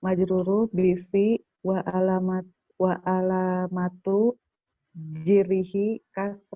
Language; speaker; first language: Arabic; non-native, learner; Indonesian